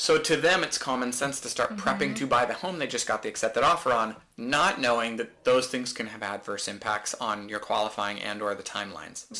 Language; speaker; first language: English; native; English